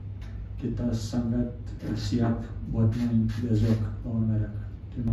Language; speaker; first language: Indonesian; non-native, fluent; Portuguese